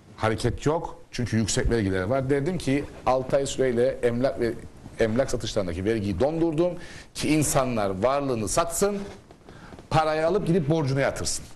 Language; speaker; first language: Turkish; native; Turkish